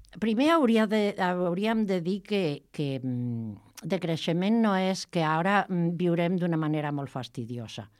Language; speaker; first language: Catalan; non-native, local second language; Spanish